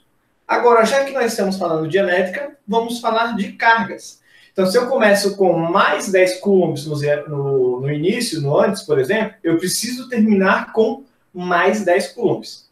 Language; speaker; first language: Portuguese; native; Portuguese